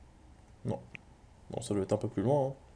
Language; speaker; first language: French; native; French